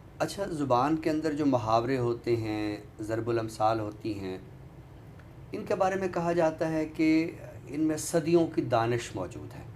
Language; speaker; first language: Urdu; native; Urdu